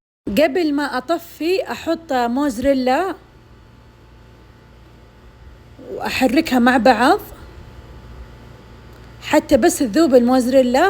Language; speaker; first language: Arabic; native; Arabic